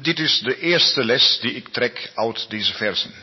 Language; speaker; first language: Dutch; non-native, learner; Spanish